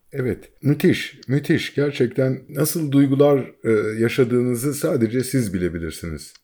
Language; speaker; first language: Turkish; native; Turkish